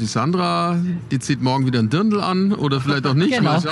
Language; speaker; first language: German; native; German